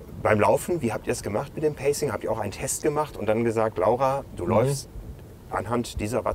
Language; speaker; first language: German; native; German